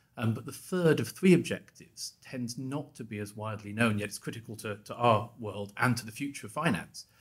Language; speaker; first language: English; native; English